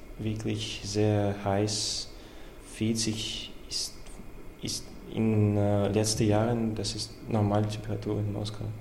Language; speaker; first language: German; non-native, learner; Russian